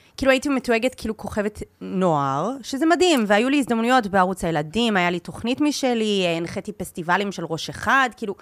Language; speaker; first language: Hebrew; early bilingual, heritage; English